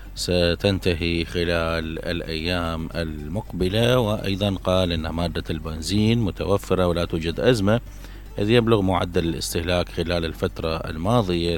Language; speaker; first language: Arabic; native; Arabic